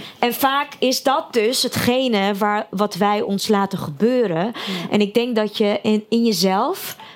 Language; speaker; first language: Dutch; early bilingual, other home language; Russian